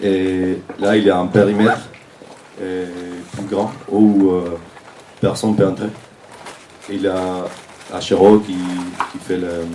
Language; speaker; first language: French; non-native, fluent; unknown